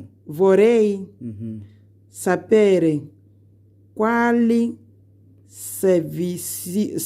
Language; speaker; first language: Italian; non-native, learner; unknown